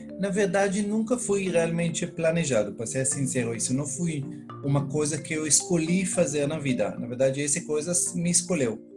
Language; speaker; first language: Portuguese; non-native, fluent; Hebrew